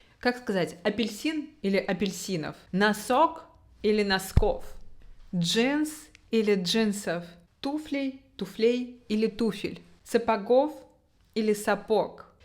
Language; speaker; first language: Russian; native; Russian